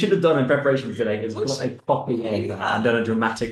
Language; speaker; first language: English; native; English